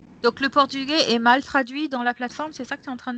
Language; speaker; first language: French; native; French